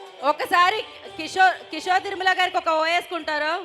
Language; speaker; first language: Telugu; native; Telugu